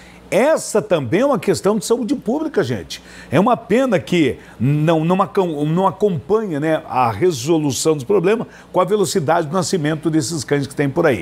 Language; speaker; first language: Portuguese; native; Portuguese